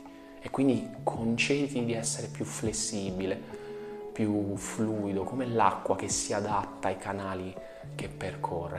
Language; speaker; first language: Italian; native; Italian